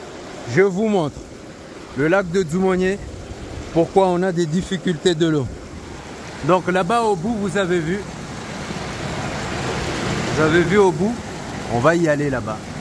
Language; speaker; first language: French; non-native, local second language; Comorian